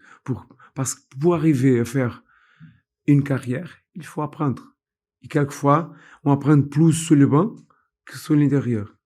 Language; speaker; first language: French; non-native, fluent; Portuguese